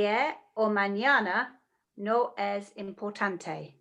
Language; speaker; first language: Spanish; non-native, learner; English